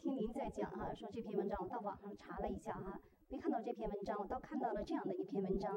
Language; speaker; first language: Chinese; native; Chinese